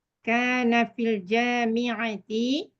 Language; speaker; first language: Arabic; non-native, learner; Malay